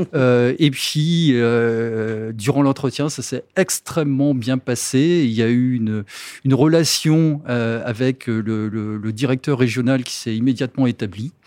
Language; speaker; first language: French; native; French